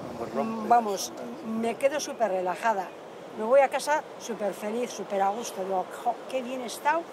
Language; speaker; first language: Spanish; native; Spanish